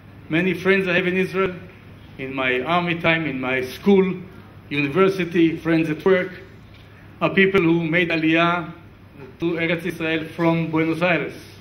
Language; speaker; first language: English; non-native, fluent; Hebrew